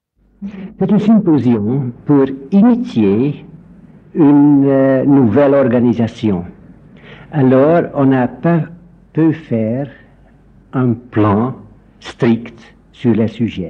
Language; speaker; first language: French; non-native, fluent; Dutch